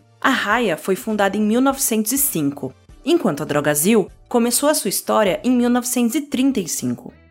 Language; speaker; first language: Portuguese; native; Portuguese